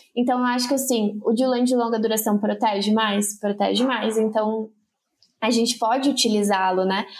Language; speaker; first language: Portuguese; native; Portuguese